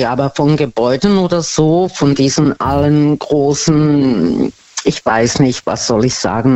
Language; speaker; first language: German; non-native, fluent; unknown